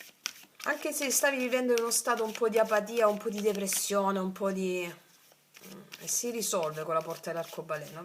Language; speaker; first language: Italian; native; Italian